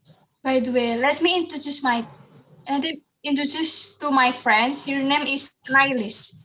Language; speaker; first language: English; non-native, learner; Indonesian